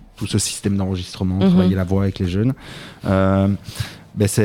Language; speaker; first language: French; native; French